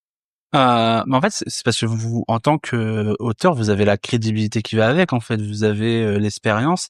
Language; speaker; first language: French; native; French